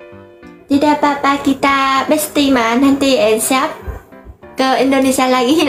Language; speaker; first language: Indonesian; non-native, learner; Vietnamese